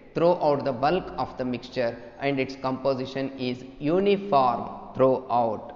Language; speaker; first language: English; non-native, local second language; Kannada